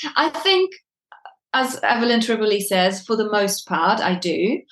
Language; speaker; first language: English; non-native, fluent; German